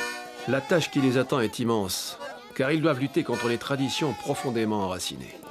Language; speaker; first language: French; native; French